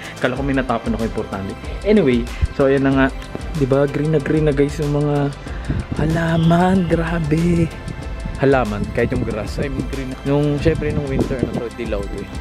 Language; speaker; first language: Filipino; native; Filipino